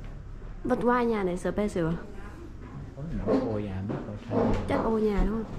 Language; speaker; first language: Vietnamese; non-native, learner; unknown